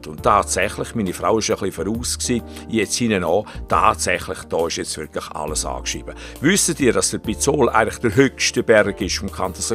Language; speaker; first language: German; native; German